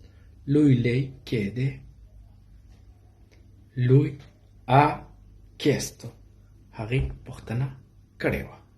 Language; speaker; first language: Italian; non-native, fluent; Pashto